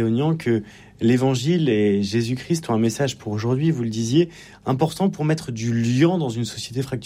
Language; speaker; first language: French; native; French